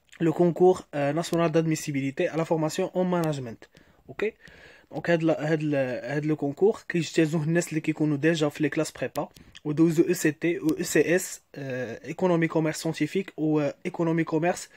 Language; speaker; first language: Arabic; native; Arabic